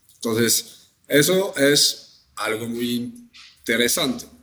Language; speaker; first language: Spanish; non-native, fluent; French